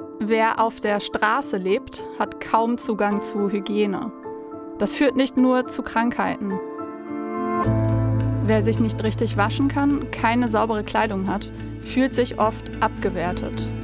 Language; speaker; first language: German; native; German